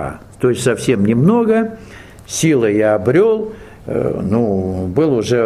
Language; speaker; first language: Russian; native; Russian